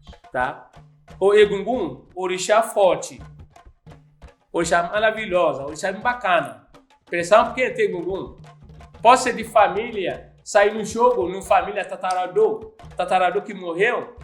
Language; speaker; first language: Portuguese; non-native, learner; Yoruba